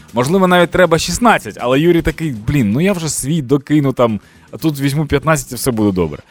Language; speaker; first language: Ukrainian; non-native, local second language; Russian